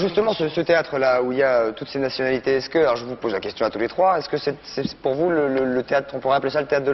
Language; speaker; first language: French; native; French